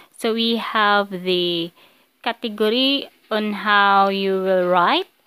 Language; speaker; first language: English; non-native, local second language; Filipino